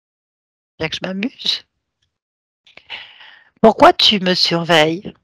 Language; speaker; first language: French; native; French